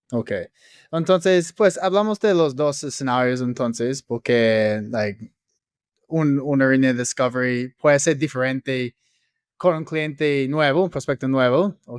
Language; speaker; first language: Spanish; non-native, fluent; English